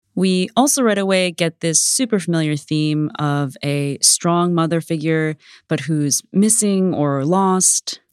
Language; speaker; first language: English; native; English